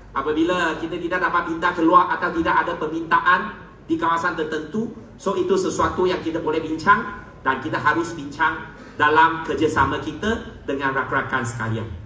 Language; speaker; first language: Malay; non-native, local second language; Chinese